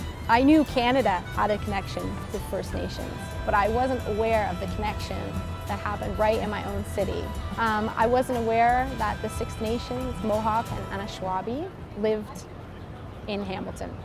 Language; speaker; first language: English; native; English